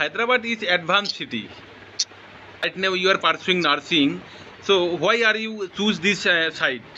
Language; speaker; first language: English; non-native, learner; Bangla